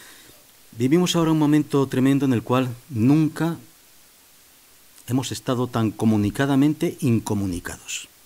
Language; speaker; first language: Spanish; native; Spanish